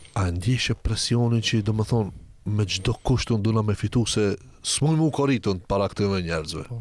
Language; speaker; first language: Albanian; native; Albanian